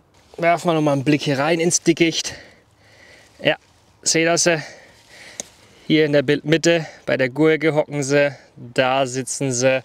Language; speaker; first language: German; native; German